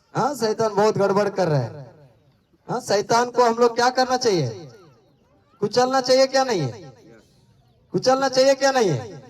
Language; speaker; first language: Hindi; non-native, local second language; Kannada